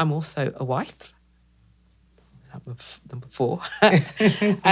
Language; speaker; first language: English; native; English